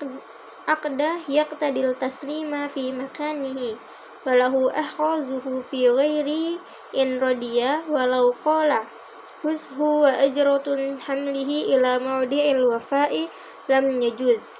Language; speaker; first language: Arabic; non-native, learner; Indonesian